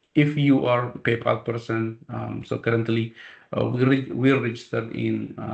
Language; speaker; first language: English; non-native, local second language; Amharic